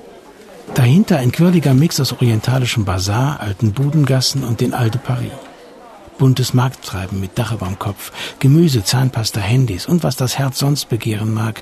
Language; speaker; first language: German; native; German